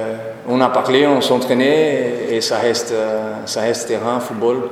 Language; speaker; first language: French; non-native, fluent; Portuguese